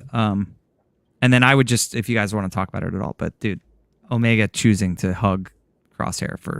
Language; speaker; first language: English; native; English